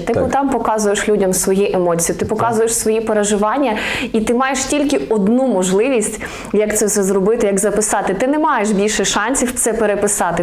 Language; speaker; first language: Ukrainian; native; Ukrainian